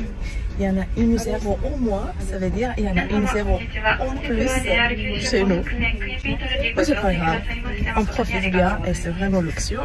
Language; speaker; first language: French; non-native, learner; Croatian